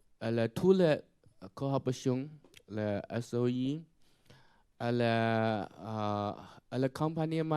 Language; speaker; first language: French; non-native, learner; Chinese